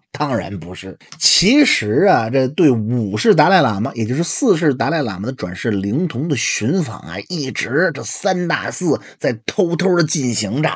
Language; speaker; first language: Chinese; native; Chinese